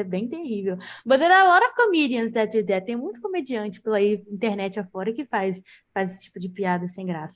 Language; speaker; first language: Portuguese; native; Portuguese